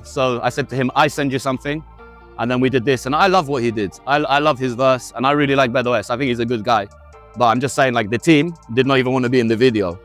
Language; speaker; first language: English; native; English